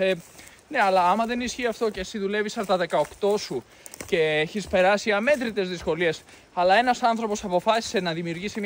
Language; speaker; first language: Greek; native; Greek